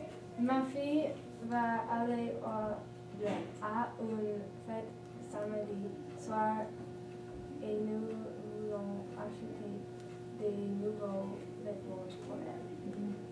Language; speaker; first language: French; non-native, learner; English